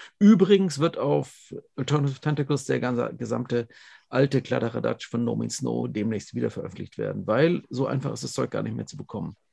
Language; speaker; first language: German; native; German